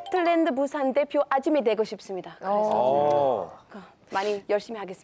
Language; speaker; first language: Korean; non-native, learner; English